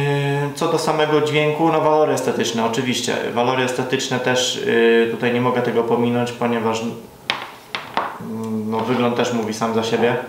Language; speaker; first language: Polish; native; Polish